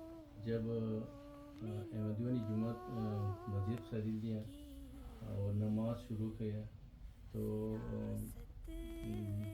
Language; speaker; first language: Hindi; non-native, fluent; Pashto